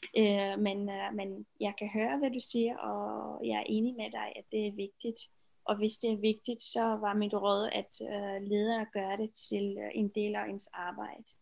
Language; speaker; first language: Danish; non-native, fluent; Romanian